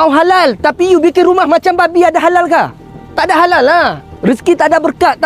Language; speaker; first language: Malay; non-native, local second language; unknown